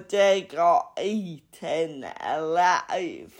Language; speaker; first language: English; native; English